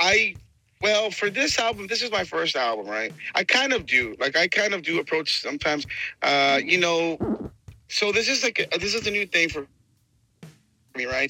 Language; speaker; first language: English; early bilingual, other home language; Spanish